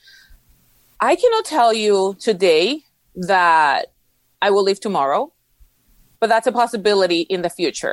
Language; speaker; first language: English; non-native, fluent; Spanish